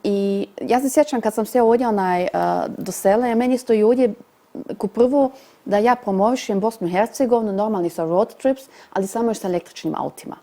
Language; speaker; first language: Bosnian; early bilingual, heritage; Bosnian